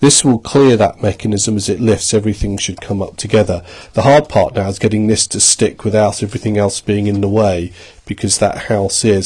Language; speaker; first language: English; native; English